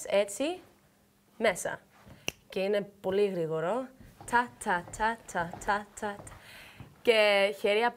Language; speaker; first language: Greek; early bilingual, heritage; Greek